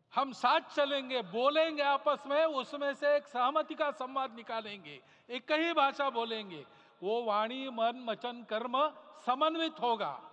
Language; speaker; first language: Hindi; non-native, local second language; Marathi